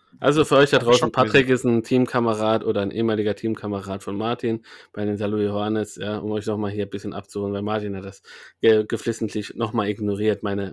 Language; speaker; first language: German; native; German